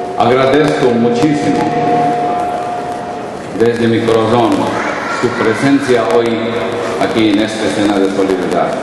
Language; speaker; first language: Spanish; non-native, learner; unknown